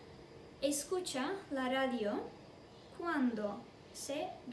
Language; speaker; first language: Spanish; non-native, fluent; Turkish